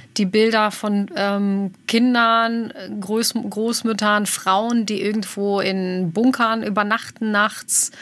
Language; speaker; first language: German; early bilingual, other home language; Bosnian